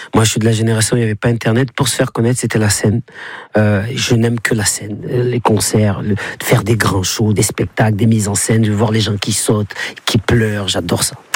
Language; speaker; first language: French; native; French